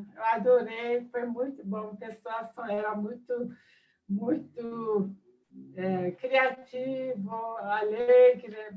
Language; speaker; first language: Portuguese; non-native, fluent; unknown